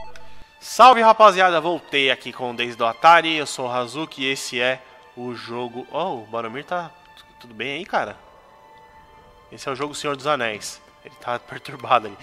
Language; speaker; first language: Portuguese; native; Portuguese